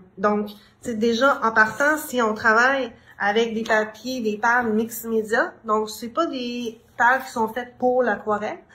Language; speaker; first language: French; native; French